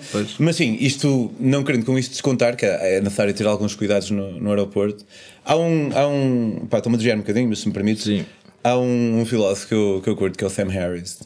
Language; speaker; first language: Portuguese; native; Portuguese